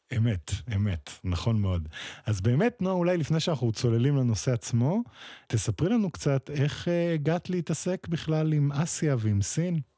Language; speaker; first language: Hebrew; native; Hebrew